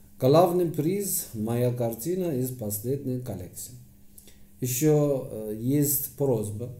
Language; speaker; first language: Russian; non-native, fluent; Persian